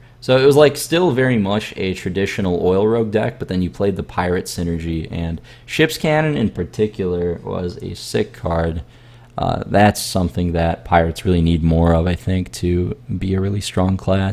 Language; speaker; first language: English; native; English